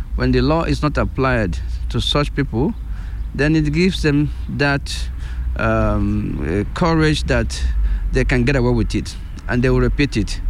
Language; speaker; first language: English; non-native, local second language; Igbo